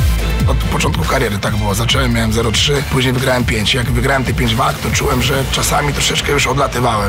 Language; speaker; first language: Polish; native; Polish